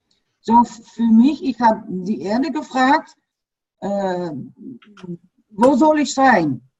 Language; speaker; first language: German; non-native, learner; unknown